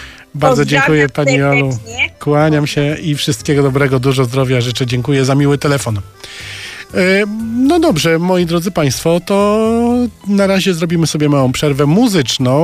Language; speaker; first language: Polish; native; Polish